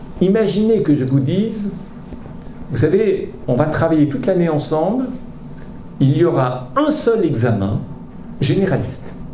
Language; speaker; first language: French; native; French